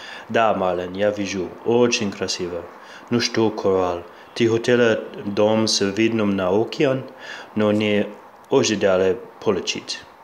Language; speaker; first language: Russian; non-native, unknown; English